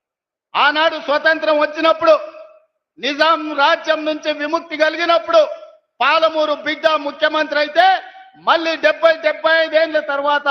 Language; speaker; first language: Telugu; native; Telugu